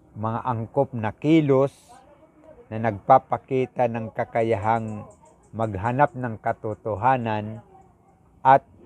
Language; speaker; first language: Filipino; non-native, local second language; Bikol